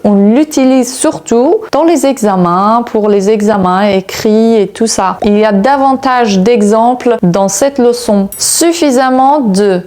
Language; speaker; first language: French; non-native, fluent; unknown